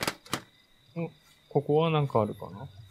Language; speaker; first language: Japanese; native; Japanese